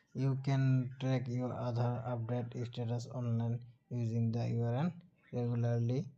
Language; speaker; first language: English; non-native, local second language; Assamese